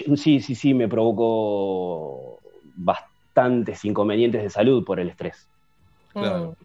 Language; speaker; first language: Spanish; native; Spanish